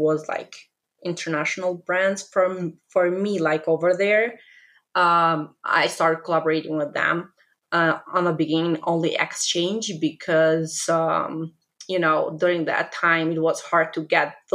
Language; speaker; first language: English; non-native, fluent; Albanian